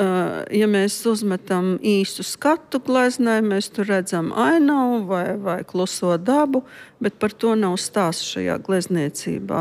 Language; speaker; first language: Latvian; native; Latvian